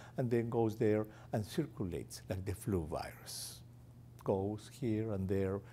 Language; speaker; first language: English; non-native, fluent; Spanish